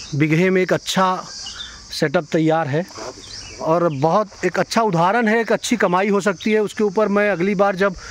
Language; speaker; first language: Hindi; native; Hindi